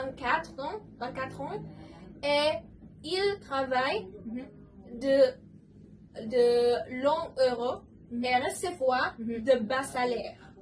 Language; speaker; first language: French; non-native, learner; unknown